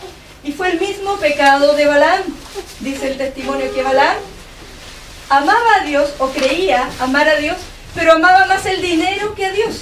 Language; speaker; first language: Spanish; native; Spanish